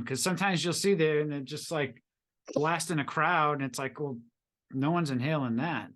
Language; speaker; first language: English; native; English